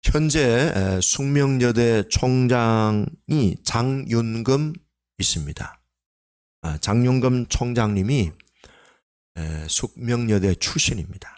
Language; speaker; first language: Korean; native; Korean